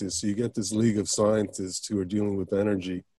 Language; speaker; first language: English; native; English